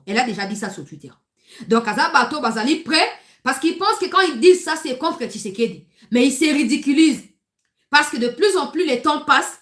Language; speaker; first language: French; non-native, local second language; Lingala